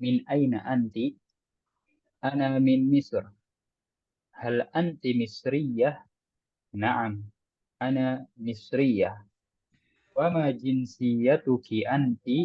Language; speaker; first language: Arabic; non-native, fluent; Indonesian